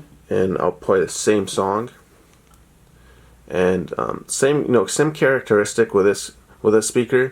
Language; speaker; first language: English; native; English